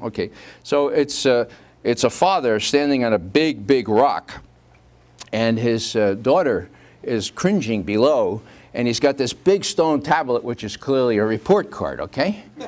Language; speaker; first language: English; native; English